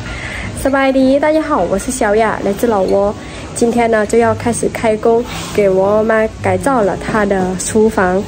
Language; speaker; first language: Chinese; non-native, fluent; Lao